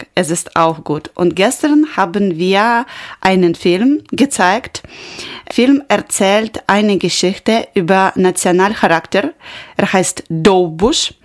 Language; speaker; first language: German; non-native, learner; Ukrainian